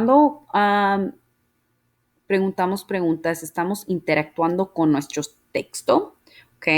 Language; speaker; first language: Spanish; early bilingual, heritage; Spanish